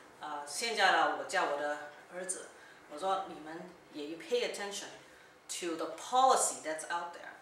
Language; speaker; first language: Chinese; early bilingual, heritage; Cantonese